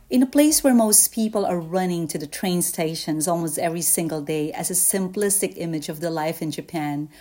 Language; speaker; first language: English; non-native, local second language; Filipino